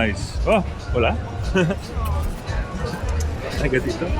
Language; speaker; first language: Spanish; non-native, learner; English